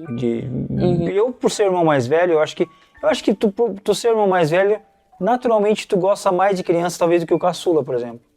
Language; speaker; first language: Portuguese; native; Portuguese